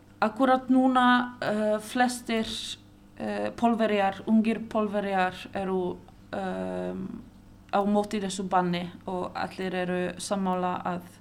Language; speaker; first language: Icelandic; non-native, local second language; Polish